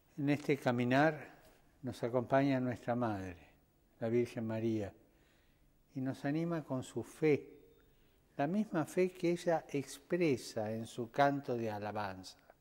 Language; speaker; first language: Spanish; native; Spanish